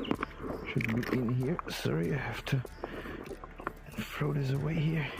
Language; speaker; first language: English; non-native, learner; German